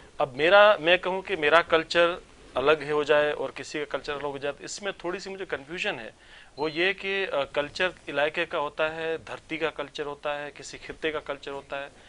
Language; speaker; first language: Urdu; non-native, local second language; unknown